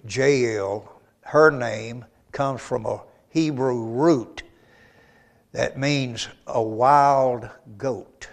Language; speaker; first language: English; native; English